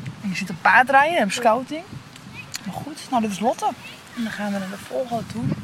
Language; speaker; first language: Dutch; native; Dutch